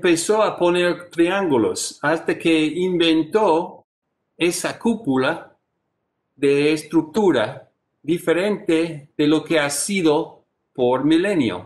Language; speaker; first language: Spanish; non-native, fluent; English